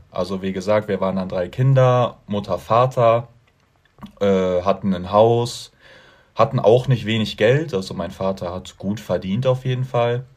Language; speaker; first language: German; native; German